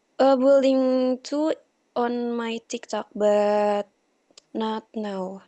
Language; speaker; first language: English; non-native, learner; Indonesian